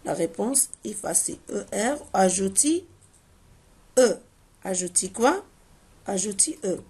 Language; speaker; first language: French; non-native, local second language; Arabic